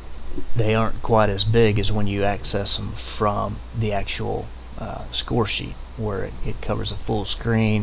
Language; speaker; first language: English; native; English